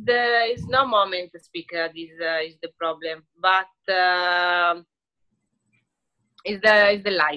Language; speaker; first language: English; non-native, learner; Italian